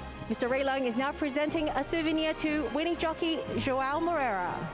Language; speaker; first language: English; non-native, local second language; Cantonese